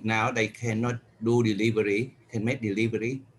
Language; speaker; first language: English; non-native, learner; Vietnamese